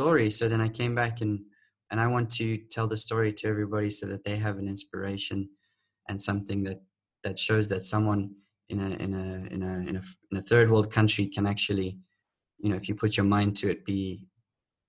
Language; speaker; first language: English; native; English